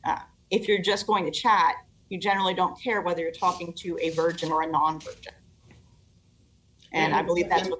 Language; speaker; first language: English; native; English